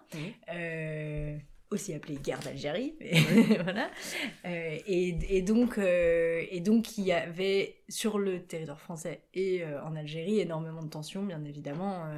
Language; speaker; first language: French; native; French